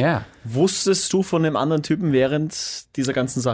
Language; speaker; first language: German; native; German